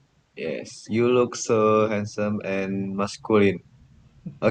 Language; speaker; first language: English; non-native, learner; Indonesian